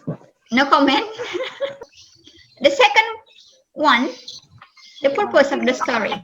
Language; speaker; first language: English; non-native, fluent; Indonesian